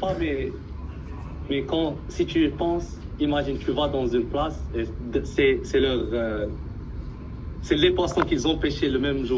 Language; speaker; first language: French; early bilingual, heritage; Arabic